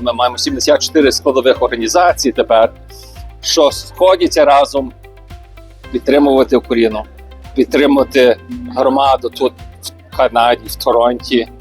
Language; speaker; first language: Ukrainian; early bilingual, heritage; Ukrainian